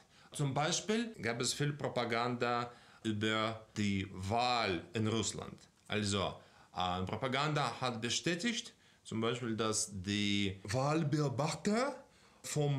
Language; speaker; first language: German; non-native, fluent; Russian